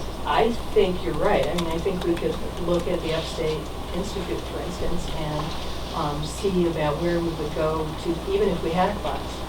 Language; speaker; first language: English; native; English